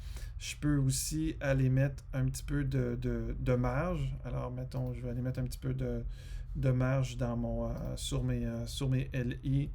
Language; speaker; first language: French; native; French